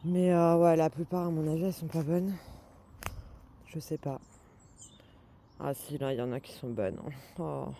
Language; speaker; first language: French; native; French